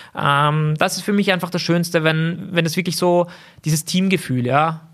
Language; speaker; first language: German; native; German